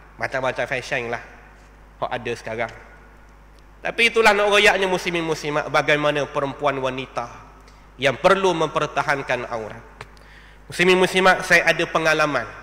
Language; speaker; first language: Malay; native; Malay